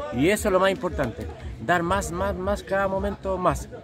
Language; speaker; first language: Spanish; native; Spanish